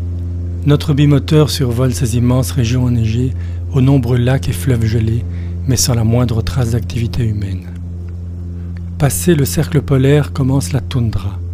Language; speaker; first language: French; native; French